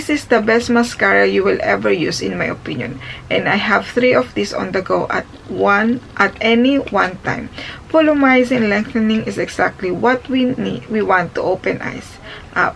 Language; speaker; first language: English; non-native, fluent; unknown